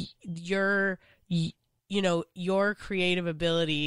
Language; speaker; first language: English; native; English